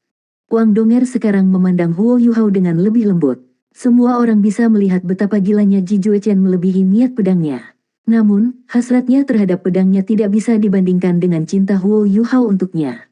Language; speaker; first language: Indonesian; native; Indonesian